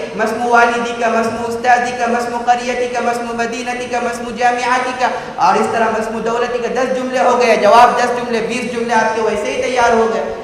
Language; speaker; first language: Urdu; native; Urdu